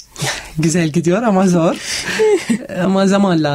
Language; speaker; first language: Turkish; non-native, learner; Arabic